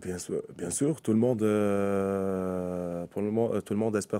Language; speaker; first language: French; non-native, local second language; Arabic